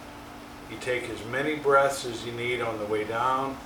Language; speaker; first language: English; native; English